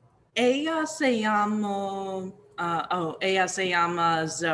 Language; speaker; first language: Spanish; non-native, learner; English